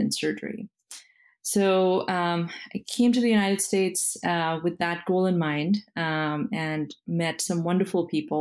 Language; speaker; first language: English; non-native, local second language; Hindi